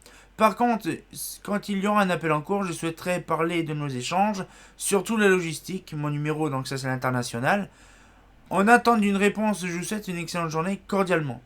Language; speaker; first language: French; native; French